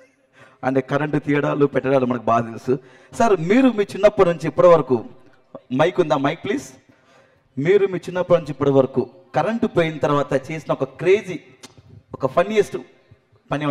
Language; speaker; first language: Telugu; native; Telugu